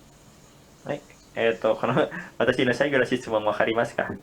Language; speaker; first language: Japanese; non-native, learner; Indonesian